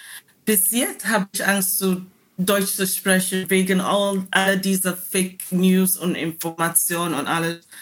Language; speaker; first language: German; non-native, learner; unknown